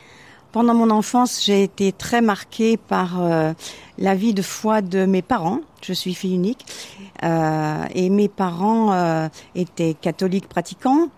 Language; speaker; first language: French; native; French